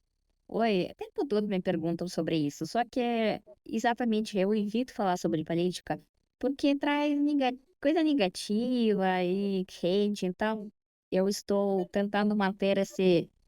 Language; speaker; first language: Portuguese; non-native, fluent; Russian